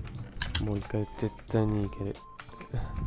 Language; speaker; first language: Japanese; non-native, learner; Chinese